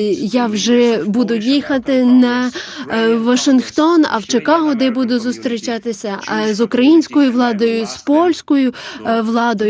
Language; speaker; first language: Ukrainian; non-native, learner; Lithuanian